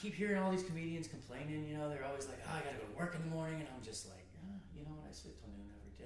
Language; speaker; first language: English; native; English